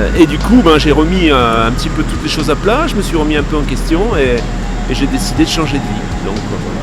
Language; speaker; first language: French; native; French